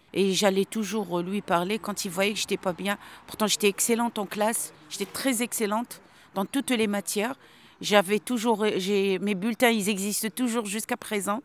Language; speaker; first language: French; non-native, local second language; Arabic